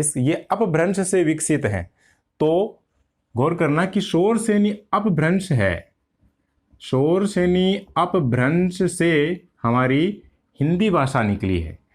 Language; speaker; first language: Hindi; native; Hindi